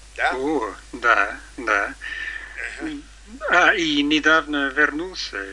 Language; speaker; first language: Russian; non-native, learner; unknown